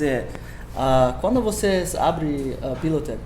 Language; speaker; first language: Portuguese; non-native, learner; English